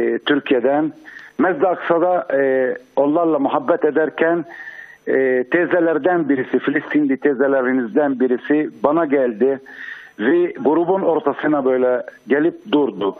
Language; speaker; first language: Turkish; non-native, fluent; Arabic